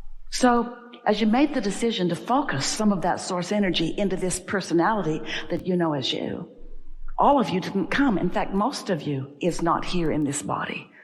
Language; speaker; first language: English; native; English